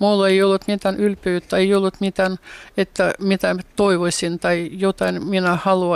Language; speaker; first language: Finnish; non-native, fluent; Russian